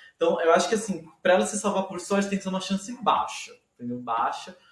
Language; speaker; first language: Portuguese; native; Portuguese